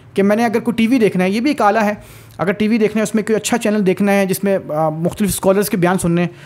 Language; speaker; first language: Urdu; native; Urdu